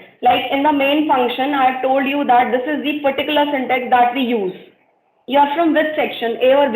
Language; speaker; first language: English; non-native, local second language; Hindi